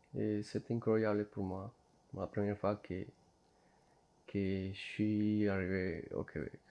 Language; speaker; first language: French; non-native, learner; Spanish